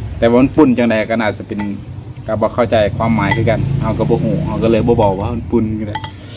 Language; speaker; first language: Thai; native; Thai